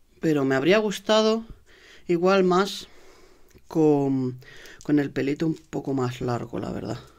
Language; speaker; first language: Spanish; native; Spanish